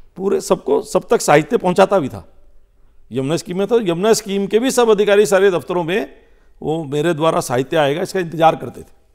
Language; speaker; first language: Hindi; native; Hindi